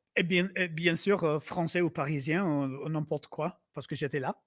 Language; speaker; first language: French; non-native, fluent; English